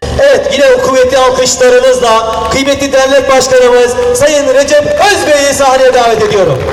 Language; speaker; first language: Turkish; native; Turkish